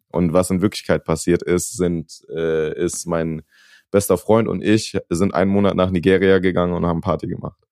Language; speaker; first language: German; native; German